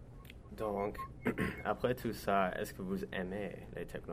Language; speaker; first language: French; non-native, learner; English